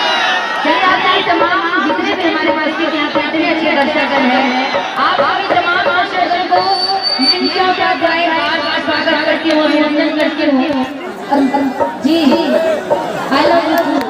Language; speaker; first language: Hindi; non-native, local second language; Bhojpuri